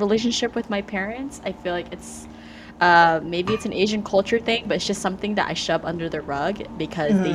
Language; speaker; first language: English; early bilingual, other home language; Vietnamese